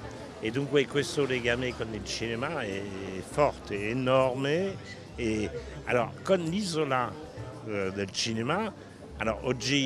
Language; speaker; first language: Italian; non-native, fluent; French